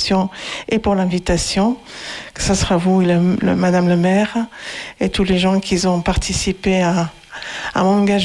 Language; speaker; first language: French; non-native, local second language; Arabic